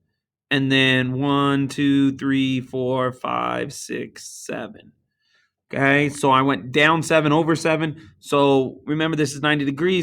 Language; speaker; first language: English; native; English